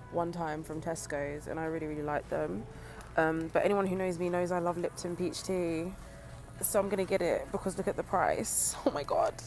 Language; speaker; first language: English; native; English